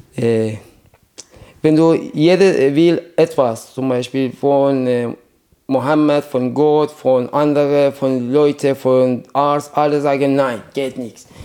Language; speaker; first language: German; non-native, learner; Persian